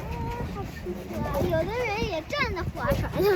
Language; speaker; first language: Chinese; early bilingual, heritage; Chinese